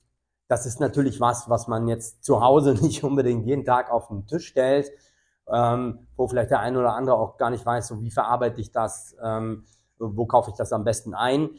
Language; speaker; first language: German; native; German